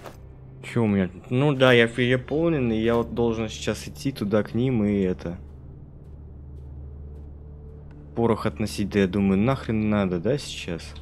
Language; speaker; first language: Russian; native; Russian